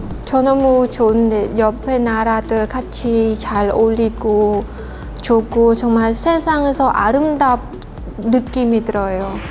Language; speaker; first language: Korean; non-native, learner; Khmer